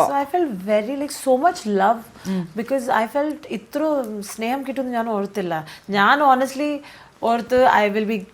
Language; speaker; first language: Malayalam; early bilingual, heritage; Malayalam